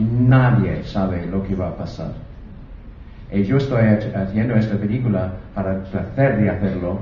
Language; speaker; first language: Spanish; non-native, fluent; English